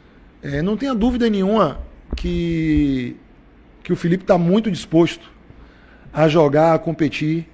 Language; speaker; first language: Portuguese; native; Portuguese